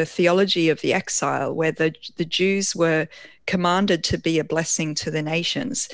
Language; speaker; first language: English; native; English